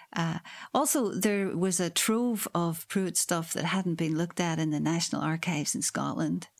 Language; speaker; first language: English; native; English